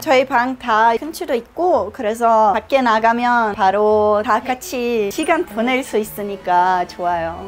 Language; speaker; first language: Korean; non-native, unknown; German